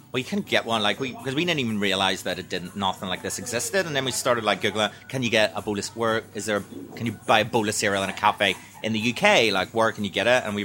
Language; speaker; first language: English; native; English